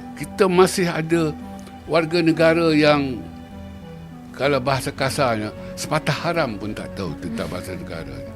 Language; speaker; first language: Malay; native; Malay